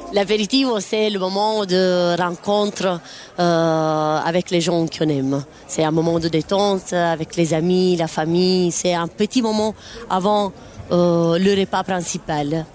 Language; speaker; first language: French; non-native, fluent; Italian